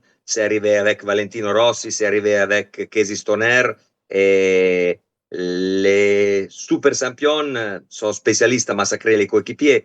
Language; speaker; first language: French; non-native, fluent; Italian